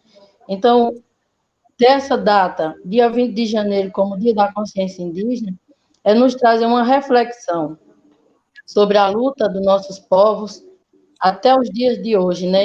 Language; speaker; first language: Portuguese; native; Portuguese